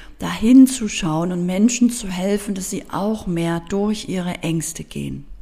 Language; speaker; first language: German; native; German